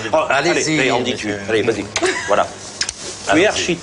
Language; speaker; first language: French; native; French